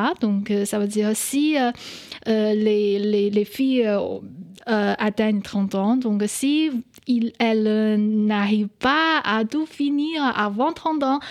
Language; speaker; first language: French; non-native, fluent; Chinese